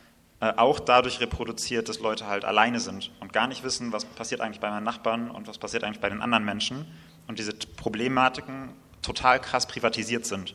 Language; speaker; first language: German; native; German